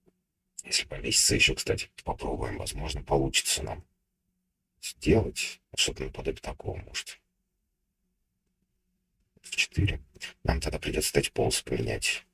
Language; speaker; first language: Russian; native; Russian